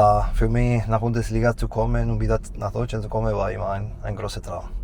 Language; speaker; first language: German; non-native, fluent; Spanish